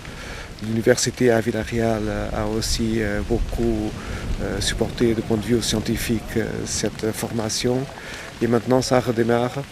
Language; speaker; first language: French; non-native, fluent; Portuguese